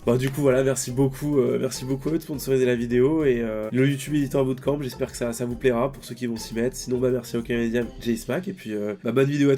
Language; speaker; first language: French; native; French